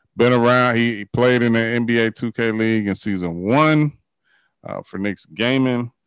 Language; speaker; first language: English; native; English